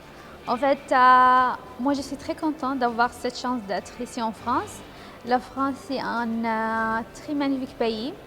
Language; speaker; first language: French; non-native, fluent; Arabic